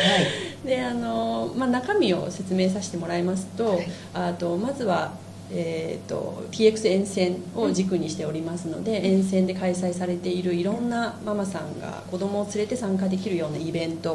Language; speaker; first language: Japanese; native; Japanese